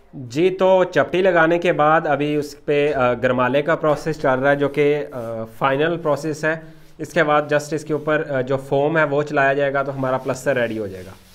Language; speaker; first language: Urdu; non-native, local second language; Punjabi